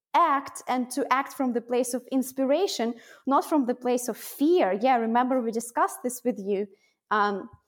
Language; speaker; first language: English; non-native, fluent; Russian